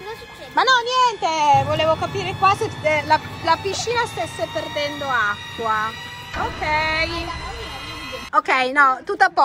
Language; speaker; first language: Italian; native; Italian